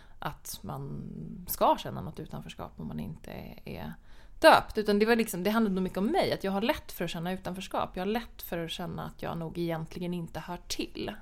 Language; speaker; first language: Swedish; native; Swedish